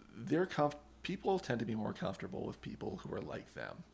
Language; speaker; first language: English; native; English